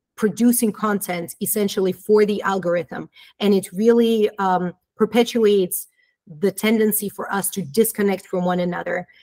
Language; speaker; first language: English; early bilingual, other home language; Romanian